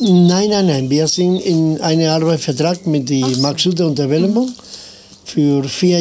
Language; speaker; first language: German; non-native, learner; Spanish